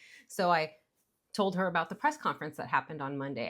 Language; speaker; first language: English; native; English